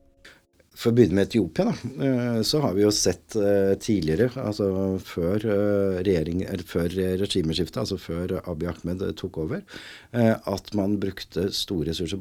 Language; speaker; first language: Norwegian; native; Norwegian